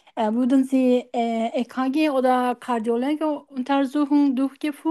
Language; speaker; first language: German; non-native, learner; Turkish